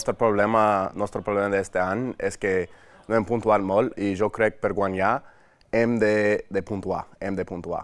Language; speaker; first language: Catalan; non-native, learner; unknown